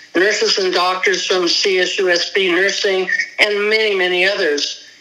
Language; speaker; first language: English; native; English